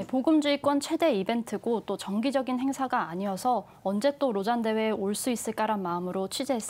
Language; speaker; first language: Korean; native; Korean